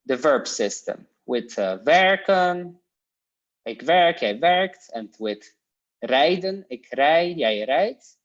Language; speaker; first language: Dutch; non-native, fluent; Polish